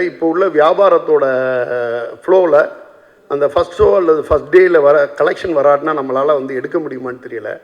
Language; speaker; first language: Tamil; native; Tamil